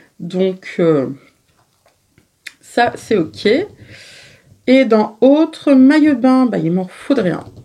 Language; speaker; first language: French; native; French